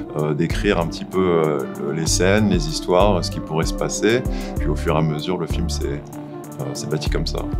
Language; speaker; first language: French; native; French